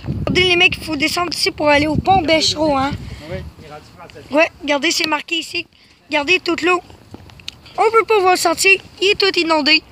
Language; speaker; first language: French; native; French